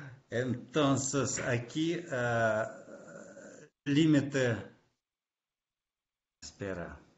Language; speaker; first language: Spanish; non-native, fluent; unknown